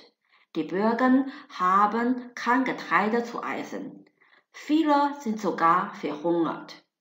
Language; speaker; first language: German; non-native, fluent; Chinese